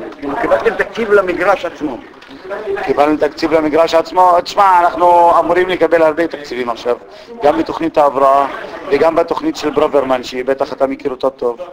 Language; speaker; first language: Hebrew; non-native, local second language; Arabic